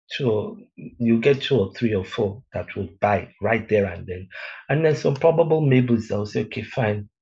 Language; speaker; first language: English; native; English